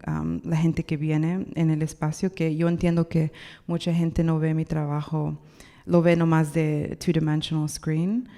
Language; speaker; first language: Spanish; non-native, learner; English